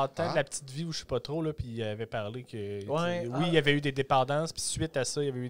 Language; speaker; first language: French; native; French